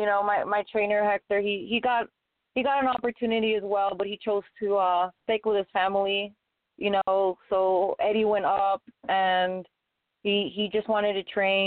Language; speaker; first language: English; native; English